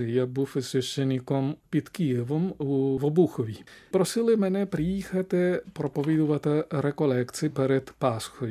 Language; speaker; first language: Ukrainian; non-native, fluent; Spanish